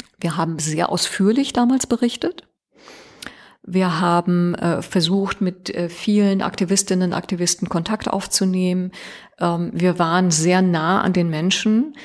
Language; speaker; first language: German; early bilingual, other home language; Persian